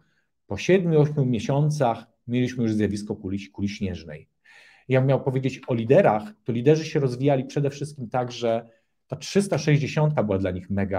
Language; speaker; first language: Polish; native; Polish